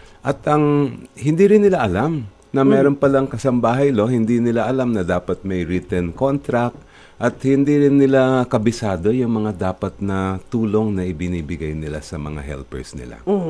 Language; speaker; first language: Filipino; native; Filipino